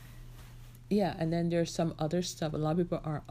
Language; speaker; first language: English; native; English